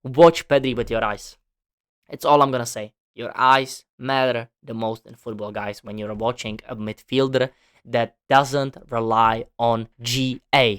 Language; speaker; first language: English; non-native, fluent; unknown